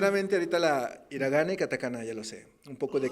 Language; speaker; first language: Spanish; native; Spanish